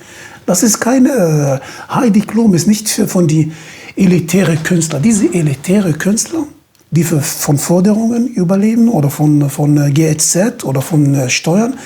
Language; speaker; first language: German; non-native, fluent; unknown